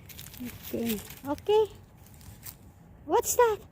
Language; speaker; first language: English; non-native, learner; Filipino